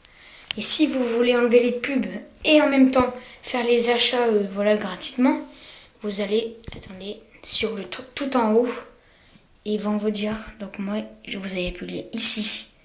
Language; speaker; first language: French; native; French